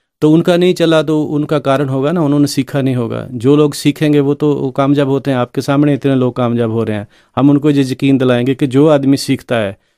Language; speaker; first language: Hindi; non-native, local second language; Punjabi